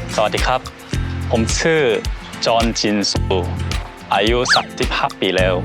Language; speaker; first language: Thai; non-native, learner; Korean